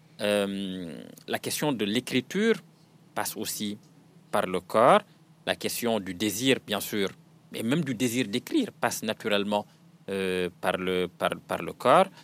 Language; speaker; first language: French; non-native, local second language; Serer